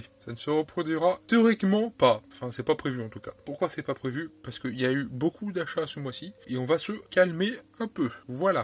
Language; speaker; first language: French; native; French